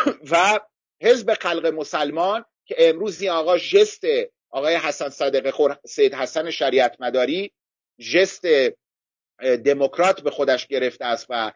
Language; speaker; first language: Persian; non-native, local second language; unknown